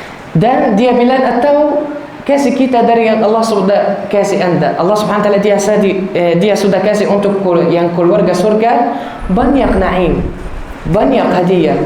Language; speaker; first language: Indonesian; non-native, learner; Arabic